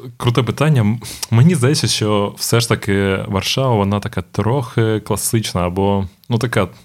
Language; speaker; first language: Ukrainian; non-native, local second language; Russian